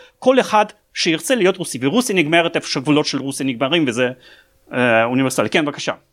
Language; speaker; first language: Hebrew; non-native, fluent; Russian